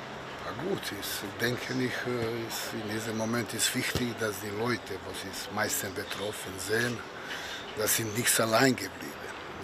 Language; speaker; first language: German; non-native, fluent; Serbian